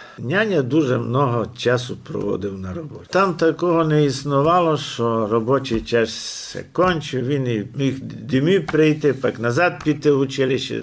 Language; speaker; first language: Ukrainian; native; Ukrainian